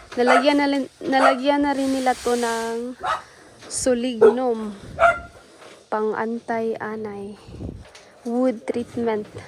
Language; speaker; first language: Filipino; non-native, local second language; Cebuano